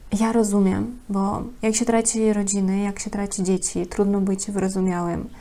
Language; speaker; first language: Polish; non-native, fluent; Russian